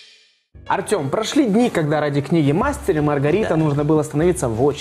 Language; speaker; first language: Russian; native; Russian